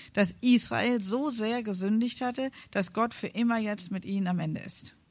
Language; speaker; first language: German; native; German